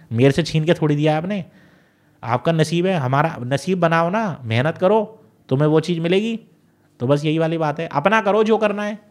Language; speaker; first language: Hindi; native; Hindi